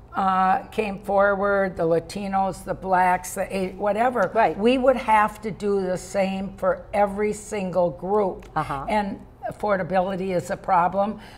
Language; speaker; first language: English; native; English